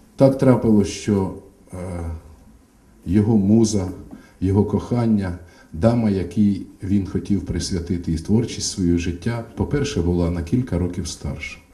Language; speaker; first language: Ukrainian; native; Ukrainian